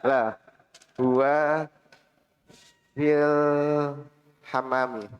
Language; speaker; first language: Arabic; non-native, learner; Indonesian